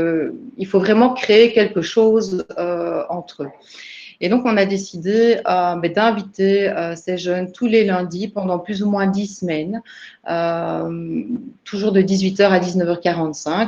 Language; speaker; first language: French; native; French